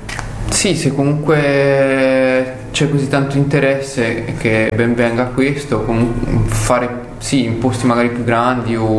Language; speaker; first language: Italian; native; Italian